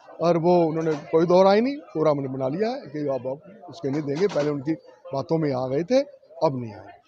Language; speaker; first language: Hindi; native; Hindi